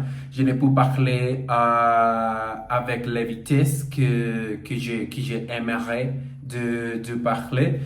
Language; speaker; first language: French; non-native, learner; Portuguese